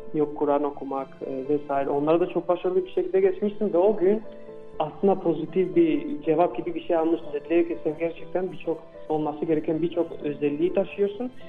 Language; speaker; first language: Turkish; non-native, fluent; Albanian